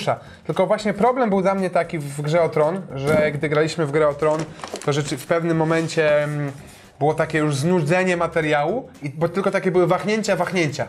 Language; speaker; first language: Polish; native; Polish